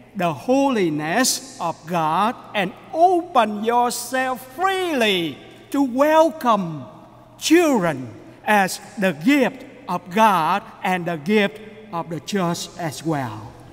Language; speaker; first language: English; non-native, fluent; Vietnamese